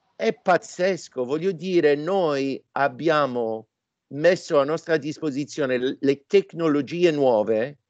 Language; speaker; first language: Italian; non-native, fluent; English